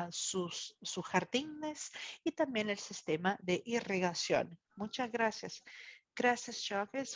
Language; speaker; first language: Spanish; non-native, fluent; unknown